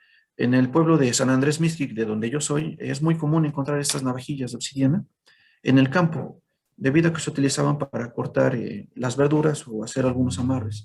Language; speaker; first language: Spanish; native; Spanish